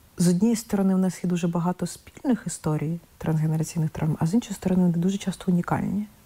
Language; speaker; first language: Ukrainian; non-native, local second language; Russian